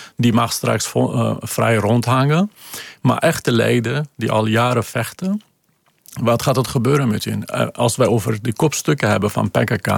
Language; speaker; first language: Dutch; non-native, fluent; Kurdish